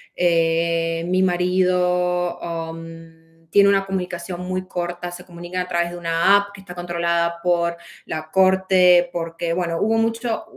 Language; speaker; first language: Spanish; native; Spanish